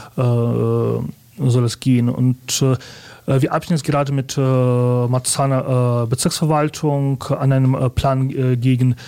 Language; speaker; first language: German; early bilingual, other home language; Russian